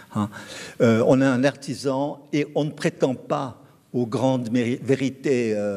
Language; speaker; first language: French; native; French